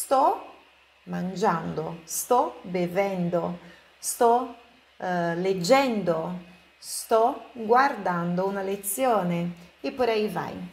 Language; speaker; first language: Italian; non-native, fluent; Portuguese